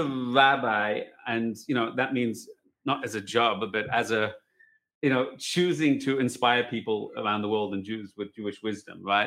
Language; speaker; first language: English; native; English